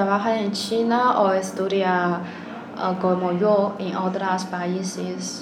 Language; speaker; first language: Spanish; non-native, learner; Chinese